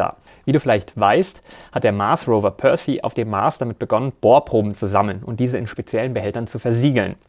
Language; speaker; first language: German; native; German